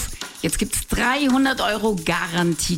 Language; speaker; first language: German; native; German